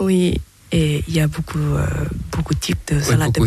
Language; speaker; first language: French; non-native, learner; Thai